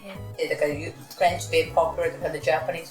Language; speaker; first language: English; non-native, learner; Japanese